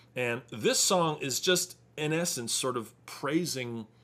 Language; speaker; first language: English; early bilingual, other home language; Ukrainian